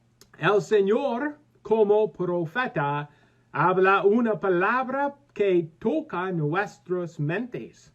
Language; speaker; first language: Spanish; non-native, learner; English